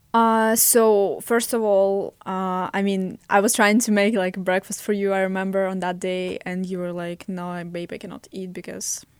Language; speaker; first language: English; non-native, fluent; Russian